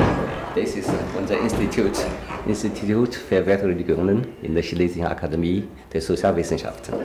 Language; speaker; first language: German; non-native, fluent; Chinese